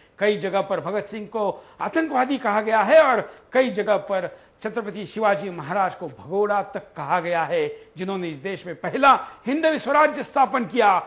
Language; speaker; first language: Hindi; non-native, local second language; Marathi